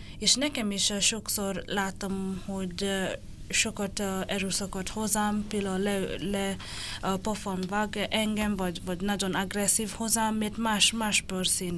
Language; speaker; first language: Hungarian; non-native, learner; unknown